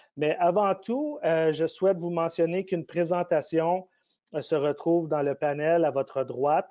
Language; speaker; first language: French; native; French